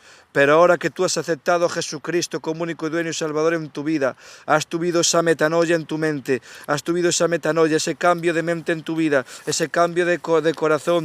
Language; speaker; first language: Spanish; native; Spanish